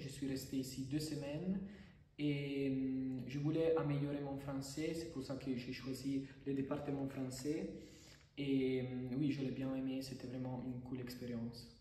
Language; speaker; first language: French; non-native, fluent; Italian